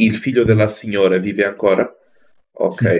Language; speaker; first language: Italian; non-native, fluent; Portuguese